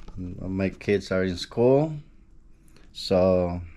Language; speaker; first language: English; non-native, local second language; Filipino